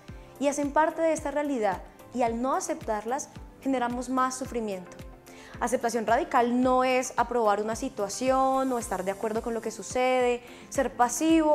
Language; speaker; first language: Spanish; native; Spanish